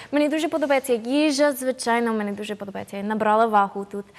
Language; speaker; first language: Ukrainian; non-native, learner; English